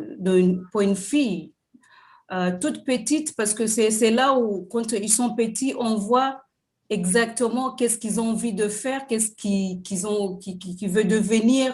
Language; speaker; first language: French; non-native, fluent; Swahili